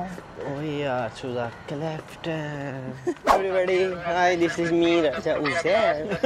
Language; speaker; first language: English; non-native, learner; Urdu